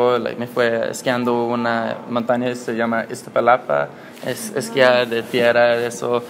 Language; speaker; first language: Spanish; non-native, learner; English